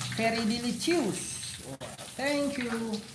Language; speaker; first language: English; non-native, learner; Indonesian